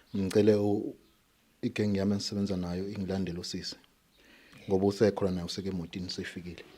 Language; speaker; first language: Zulu; native; Zulu